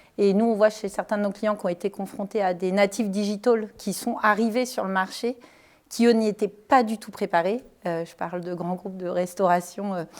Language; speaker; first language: French; native; French